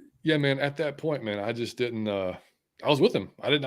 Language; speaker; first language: English; native; English